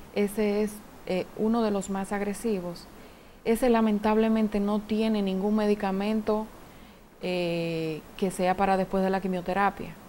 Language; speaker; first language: Spanish; native; Spanish